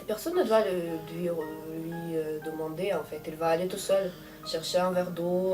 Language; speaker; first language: French; non-native, fluent; Russian